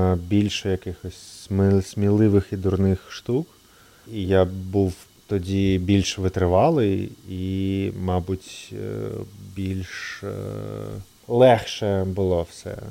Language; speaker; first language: Ukrainian; native; Ukrainian